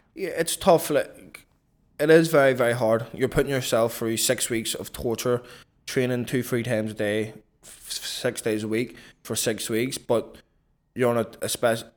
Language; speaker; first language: English; native; English